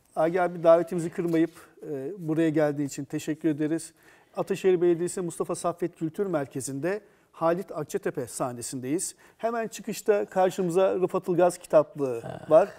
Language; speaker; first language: Turkish; native; Turkish